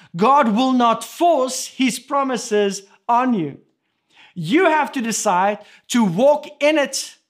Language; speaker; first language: English; non-native, local second language; Afrikaans